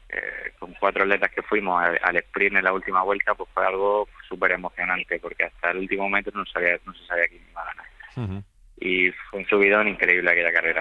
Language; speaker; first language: Spanish; native; Spanish